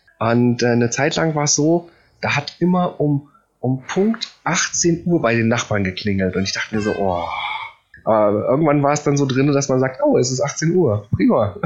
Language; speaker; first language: German; early bilingual, other home language; Polish